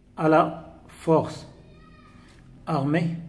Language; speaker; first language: French; non-native, local second language; Arabic